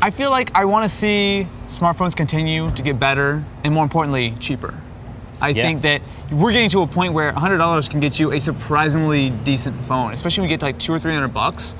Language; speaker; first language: English; native; English